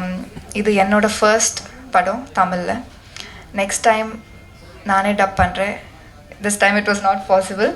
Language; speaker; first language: Tamil; non-native, learner; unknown